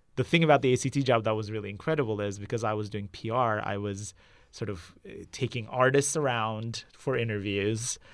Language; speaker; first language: English; non-native, fluent; Turkish